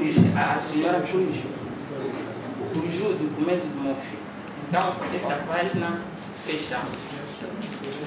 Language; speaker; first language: Portuguese; non-native, local second language; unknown